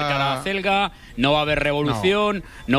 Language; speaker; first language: Spanish; native; Spanish